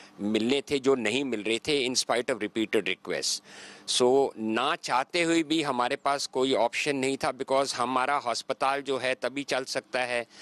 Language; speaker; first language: Hindi; native; Hindi